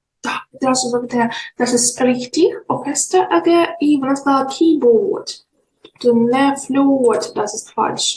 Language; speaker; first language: German; non-native, fluent; Ukrainian